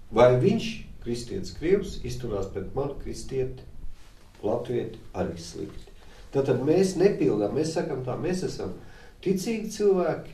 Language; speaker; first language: Latvian; native; Latvian